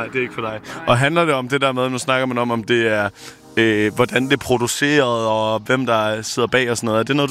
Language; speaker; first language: Danish; native; Danish